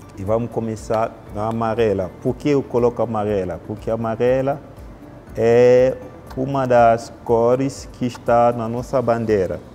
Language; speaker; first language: Portuguese; non-native, fluent; Lingala